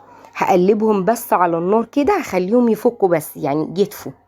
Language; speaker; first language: Arabic; native; Arabic